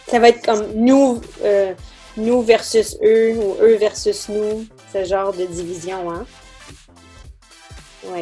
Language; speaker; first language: French; native; French